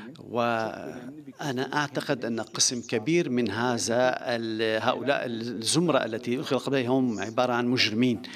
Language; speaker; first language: Arabic; non-native, fluent; Turkish